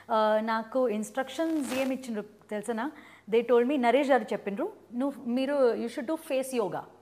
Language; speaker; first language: Telugu; early bilingual, heritage; Telugu